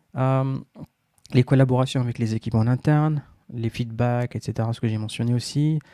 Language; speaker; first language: French; non-native, local second language; Arabic